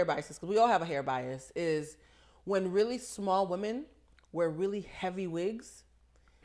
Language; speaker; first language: English; native; English